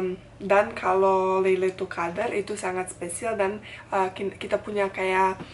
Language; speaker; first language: Indonesian; non-native, fluent; Bosnian